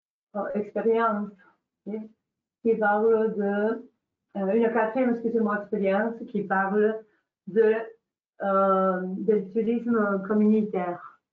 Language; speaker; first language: French; non-native, learner; Spanish